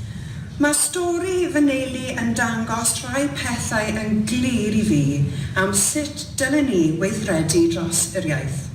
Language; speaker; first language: Welsh; non-native, local second language; English